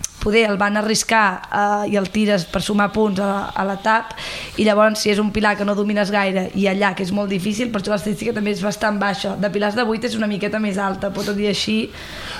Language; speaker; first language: Catalan; native; Catalan